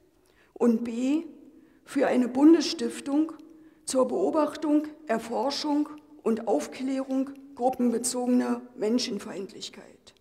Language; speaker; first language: German; native; German